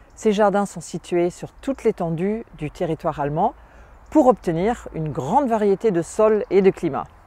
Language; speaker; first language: French; non-native, fluent; German